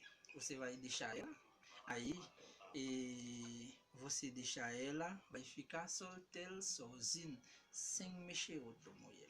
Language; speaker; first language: Portuguese; non-native, learner; Haitian Creole